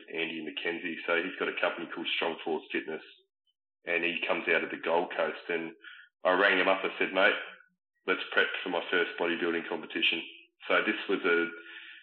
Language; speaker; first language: English; native; English